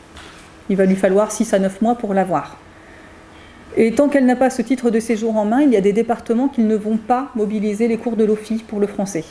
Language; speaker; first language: French; native; French